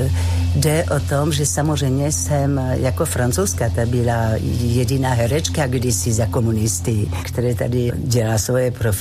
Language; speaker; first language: Czech; non-native, fluent; French